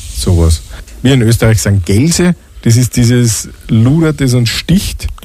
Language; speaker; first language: German; native; German